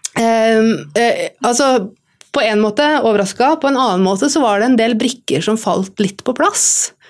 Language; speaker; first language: Norwegian; native; Norwegian